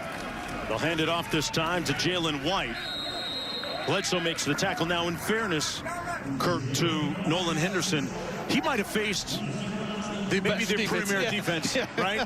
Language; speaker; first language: English; native; English